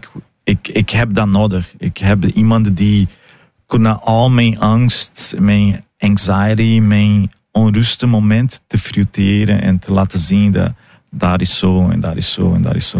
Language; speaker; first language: Dutch; non-native, learner; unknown